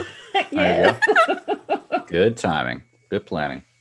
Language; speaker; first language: English; native; English